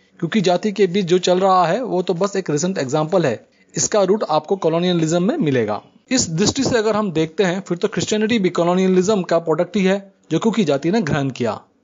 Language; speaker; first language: Hindi; native; Hindi